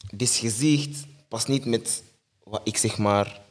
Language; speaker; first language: Dutch; native; Dutch